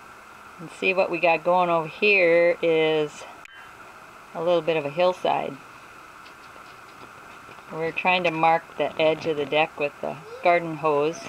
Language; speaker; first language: English; native; English